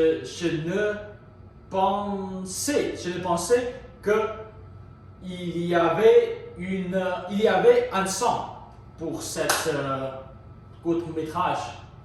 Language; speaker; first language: French; non-native, learner; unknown